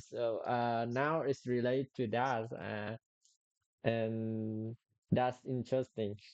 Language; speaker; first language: English; non-native, learner; Vietnamese